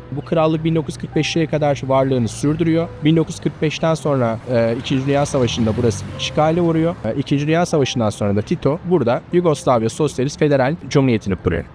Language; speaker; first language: Turkish; native; Turkish